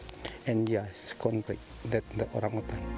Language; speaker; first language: English; non-native, learner; Indonesian